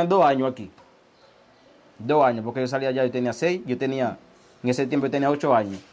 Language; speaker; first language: Spanish; early bilingual, other home language; Haitian Creole